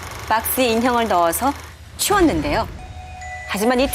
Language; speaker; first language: Korean; native; Korean